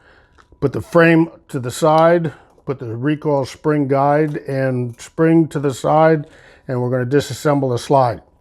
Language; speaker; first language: English; native; English